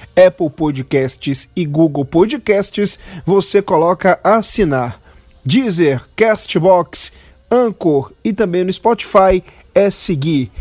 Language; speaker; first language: Portuguese; native; Portuguese